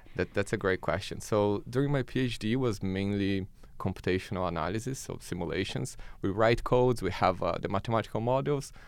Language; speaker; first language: English; non-native, fluent; Portuguese